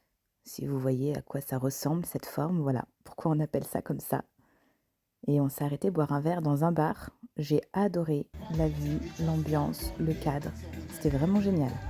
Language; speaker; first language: French; native; French